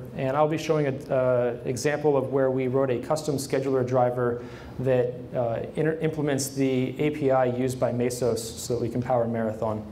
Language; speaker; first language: English; native; English